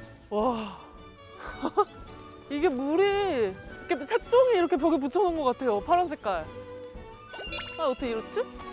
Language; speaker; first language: Korean; native; Korean